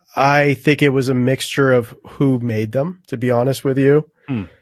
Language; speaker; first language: English; native; English